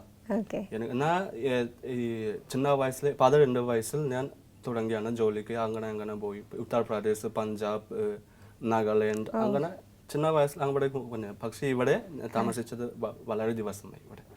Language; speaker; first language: Malayalam; non-native, learner; Assamese